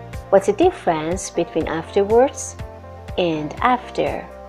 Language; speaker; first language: English; non-native, fluent; Persian